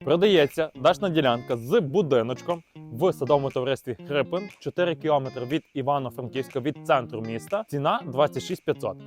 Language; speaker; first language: Ukrainian; native; Ukrainian